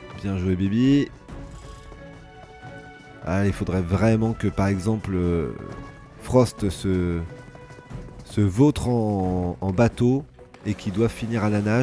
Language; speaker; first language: French; native; French